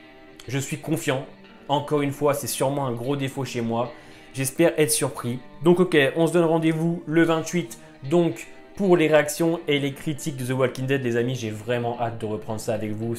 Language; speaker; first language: French; native; French